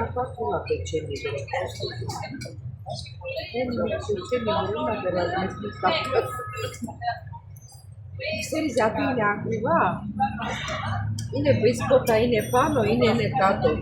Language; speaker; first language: Greek; non-native, learner; Armenian